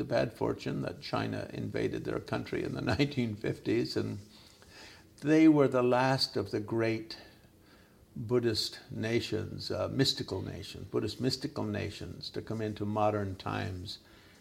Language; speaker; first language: English; native; English